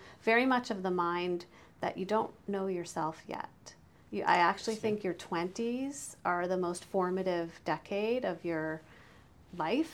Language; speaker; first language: English; native; English